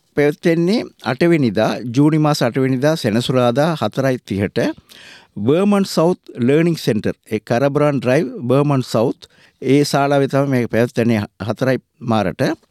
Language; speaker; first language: Sinhala; non-native, local second language; Tamil